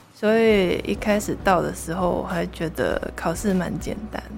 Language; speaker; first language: Chinese; non-native, local second language; Cantonese